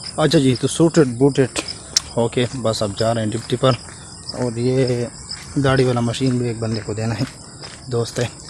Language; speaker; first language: Urdu; non-native, local second language; Pashto